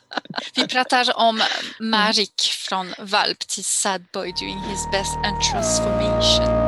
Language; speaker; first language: Swedish; non-native, fluent; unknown